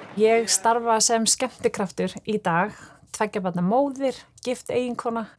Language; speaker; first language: Icelandic; native; Icelandic